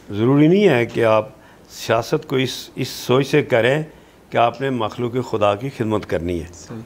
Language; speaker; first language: Urdu; non-native, local second language; Pahari-Potwari